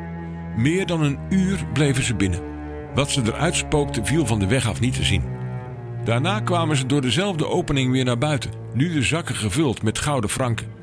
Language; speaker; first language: Dutch; native; Dutch